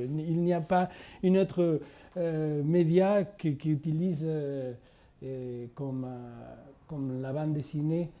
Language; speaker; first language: French; non-native, fluent; Spanish